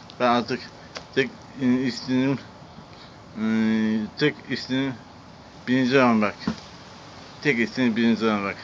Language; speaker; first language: Turkish; non-native, learner; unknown